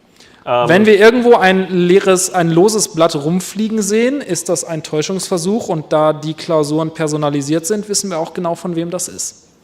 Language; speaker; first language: German; native; German